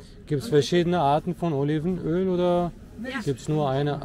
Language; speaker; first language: German; non-native, learner; Arabic